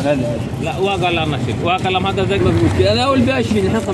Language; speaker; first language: Arabic; non-native, learner; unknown